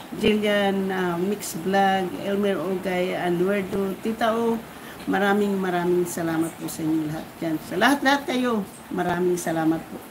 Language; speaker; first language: Filipino; non-native, local second language; Cebuano